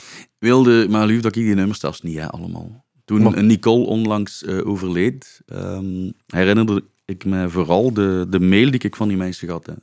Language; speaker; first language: Dutch; native; Dutch